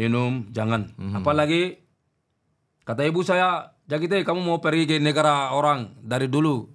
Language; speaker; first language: Indonesian; non-native, learner; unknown